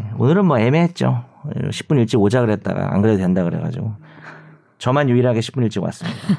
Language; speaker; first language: Korean; native; Korean